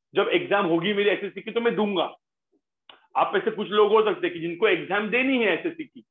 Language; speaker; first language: Hindi; non-native, local second language; Marathi